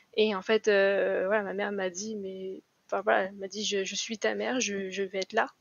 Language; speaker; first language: French; native; French